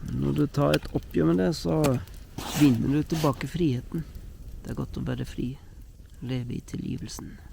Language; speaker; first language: Norwegian; non-native, fluent; German